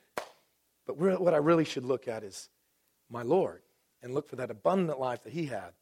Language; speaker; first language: English; native; English